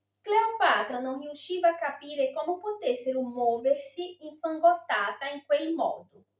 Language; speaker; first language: Italian; non-native, fluent; Portuguese